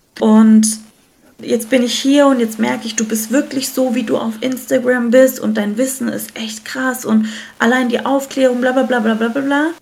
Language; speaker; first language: German; early bilingual, other home language; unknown